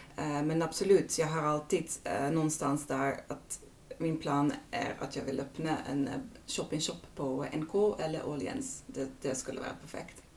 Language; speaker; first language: Swedish; non-native, fluent; Dutch